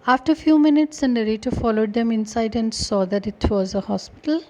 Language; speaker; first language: English; non-native, local second language; Punjabi